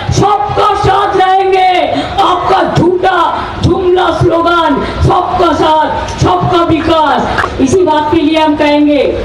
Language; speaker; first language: Hindi; non-native, local second language; Bangla